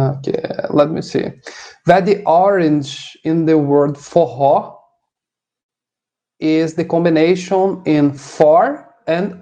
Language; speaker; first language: English; non-native, fluent; Portuguese